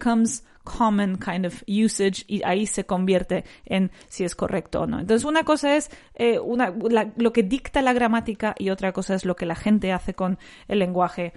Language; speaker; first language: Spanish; native; Spanish